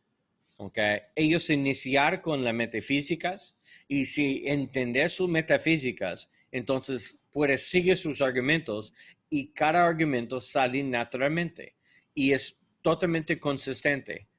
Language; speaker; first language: Spanish; non-native, learner; English